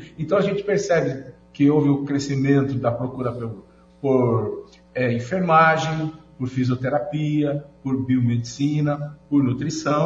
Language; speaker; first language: Portuguese; native; Portuguese